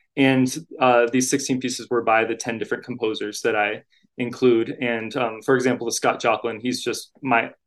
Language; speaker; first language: English; native; English